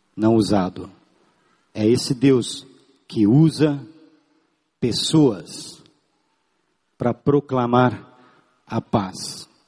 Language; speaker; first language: Portuguese; non-native, local second language; German